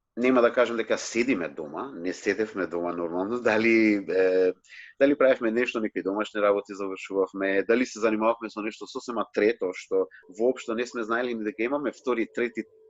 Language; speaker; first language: Macedonian; non-native, local second language; Turkish